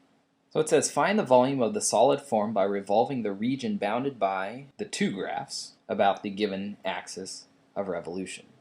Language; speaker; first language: English; native; English